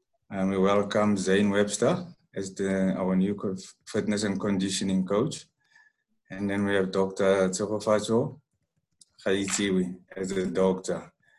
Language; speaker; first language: English; non-native, local second language; Afrikaans